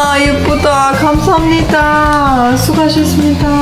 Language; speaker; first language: Korean; non-native, learner; Persian